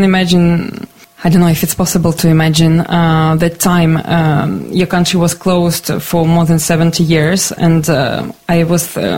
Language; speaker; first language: English; non-native, fluent; Ukrainian